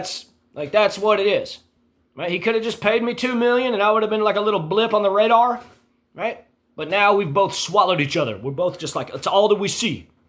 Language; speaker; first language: English; native; English